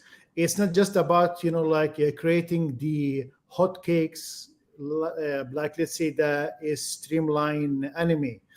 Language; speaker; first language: English; non-native, fluent; Arabic